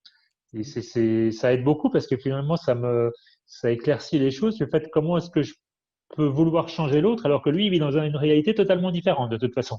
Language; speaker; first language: French; native; French